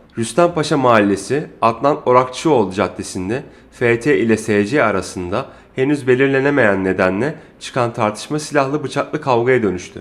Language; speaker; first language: Turkish; native; Turkish